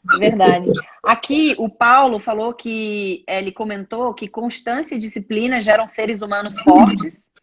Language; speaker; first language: Portuguese; native; Portuguese